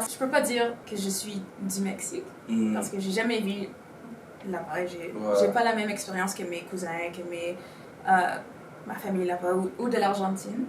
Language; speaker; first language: French; non-native, local second language; Spanish